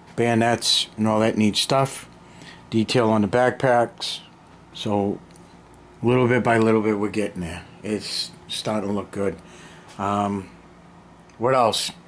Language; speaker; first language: English; native; English